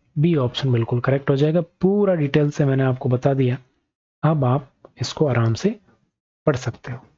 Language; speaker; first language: Hindi; native; Hindi